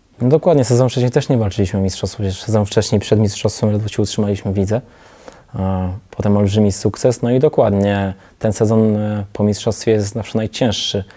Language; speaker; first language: Polish; native; Polish